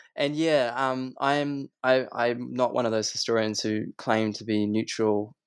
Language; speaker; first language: English; native; English